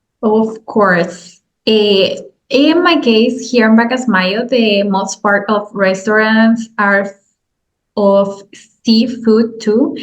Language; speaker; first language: English; non-native, learner; Spanish